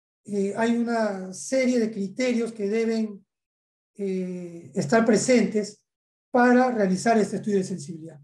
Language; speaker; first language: Spanish; native; Spanish